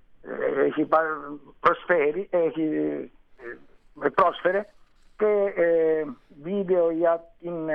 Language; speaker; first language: Greek; non-native, learner; Italian